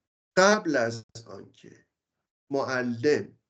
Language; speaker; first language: Persian; native; Persian